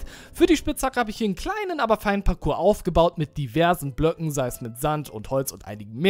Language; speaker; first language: German; native; German